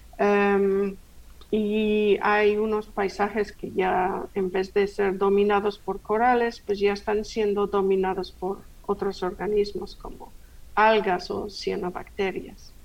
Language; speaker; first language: Spanish; non-native, fluent; English